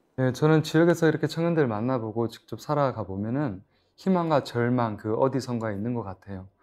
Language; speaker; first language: Korean; native; Korean